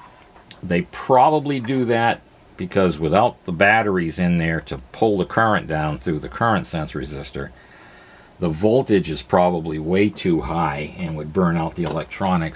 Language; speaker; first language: English; native; English